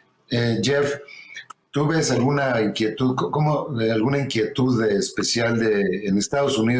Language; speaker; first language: Spanish; native; Spanish